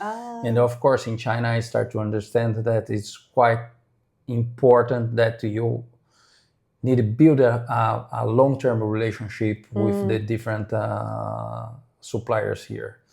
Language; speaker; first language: English; non-native, fluent; Portuguese